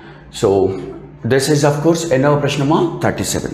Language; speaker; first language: English; non-native, local second language; Telugu